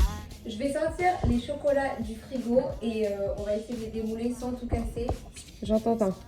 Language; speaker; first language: French; native; French